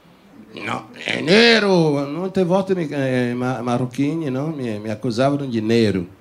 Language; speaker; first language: Italian; non-native, fluent; Portuguese